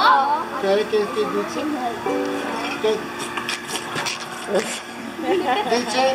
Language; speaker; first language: Spanish; non-native, learner; French